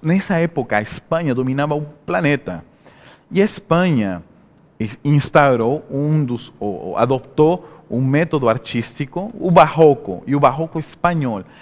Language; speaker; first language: Portuguese; non-native, fluent; Spanish